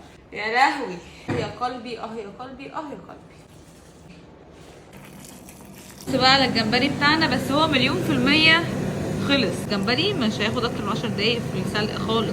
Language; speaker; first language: Arabic; native; Arabic